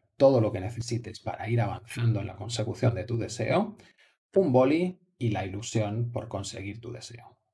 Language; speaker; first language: Spanish; native; Spanish